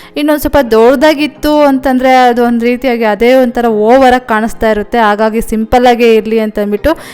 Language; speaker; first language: Kannada; non-native, local second language; Telugu